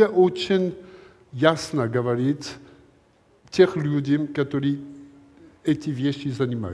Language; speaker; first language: Russian; non-native, learner; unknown